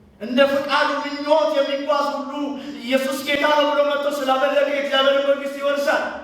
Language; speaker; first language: Amharic; native; Amharic